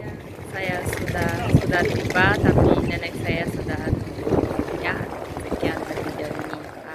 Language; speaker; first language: Indonesian; non-native, fluent; Polish